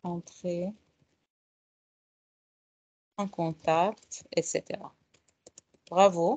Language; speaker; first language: French; non-native, fluent; Arabic